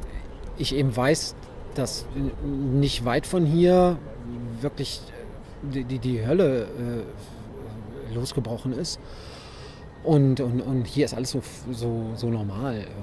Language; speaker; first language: German; native; German